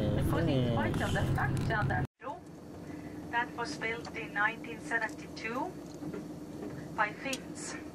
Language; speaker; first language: English; non-native, fluent; Estonian